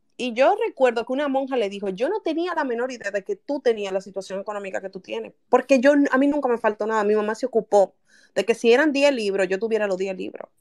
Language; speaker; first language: Spanish; native; Spanish